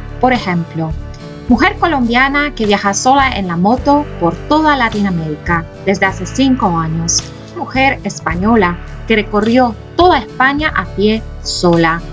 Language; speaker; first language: Spanish; non-native, fluent; Polish